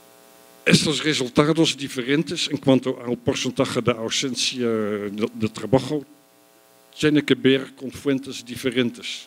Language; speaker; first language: Spanish; non-native, fluent; Dutch